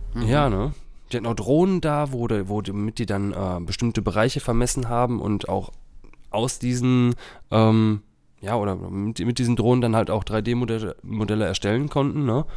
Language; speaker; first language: German; native; German